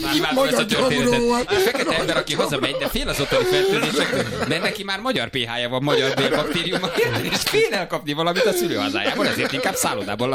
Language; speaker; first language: Hungarian; native; Hungarian